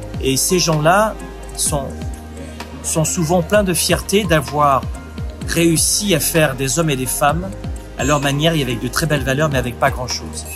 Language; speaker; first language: French; native; French